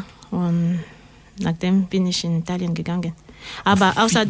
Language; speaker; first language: German; non-native, learner; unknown